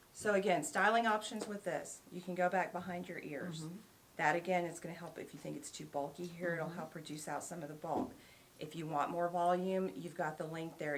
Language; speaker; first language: English; native; English